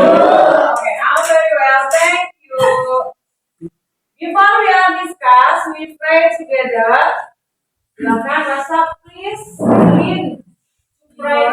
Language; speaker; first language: English; non-native, learner; Indonesian